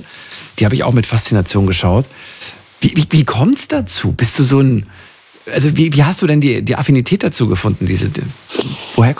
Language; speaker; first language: German; native; German